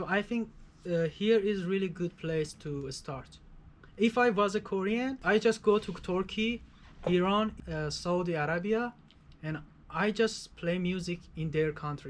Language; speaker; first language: English; non-native, fluent; Persian